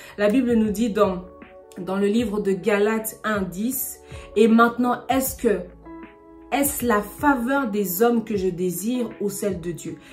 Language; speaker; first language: French; non-native, local second language; Lingala